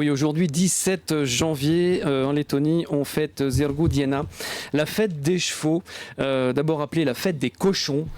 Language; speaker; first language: French; native; French